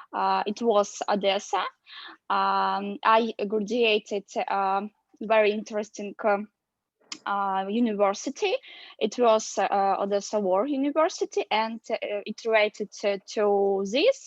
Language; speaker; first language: English; non-native, learner; Russian